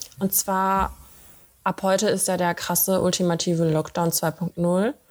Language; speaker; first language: German; early bilingual, other home language; Russian